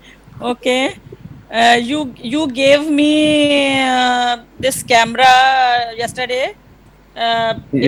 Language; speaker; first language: English; non-native, learner; Hindi